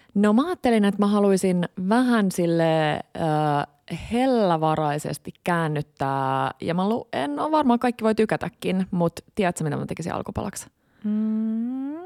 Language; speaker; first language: Finnish; native; Finnish